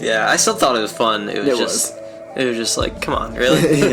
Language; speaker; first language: English; native; English